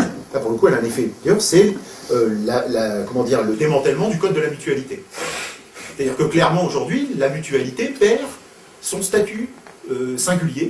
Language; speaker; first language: French; native; French